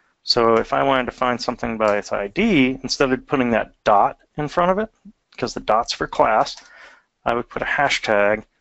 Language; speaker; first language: English; native; English